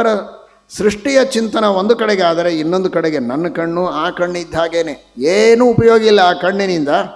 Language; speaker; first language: Kannada; native; Kannada